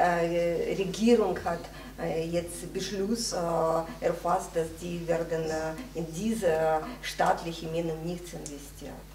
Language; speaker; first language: German; non-native, fluent; Russian